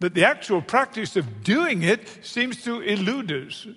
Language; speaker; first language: English; native; English